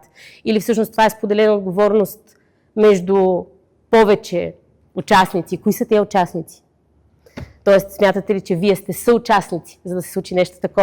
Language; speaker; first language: Bulgarian; native; Bulgarian